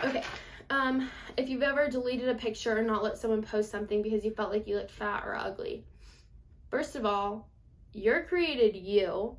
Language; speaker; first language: English; native; English